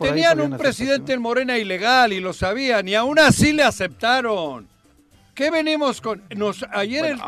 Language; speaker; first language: Spanish; native; Spanish